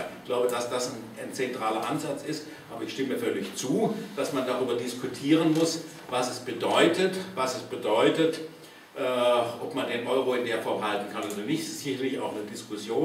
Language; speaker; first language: German; native; German